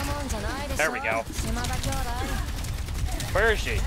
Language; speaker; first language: English; native; English